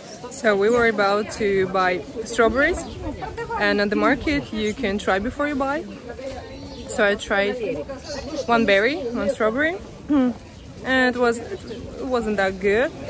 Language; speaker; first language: English; non-native, fluent; Russian